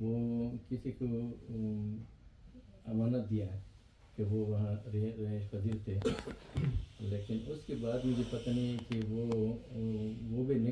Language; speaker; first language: Hindi; non-native, fluent; Pashto